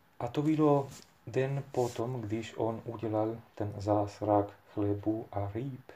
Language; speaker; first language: Czech; non-native, fluent; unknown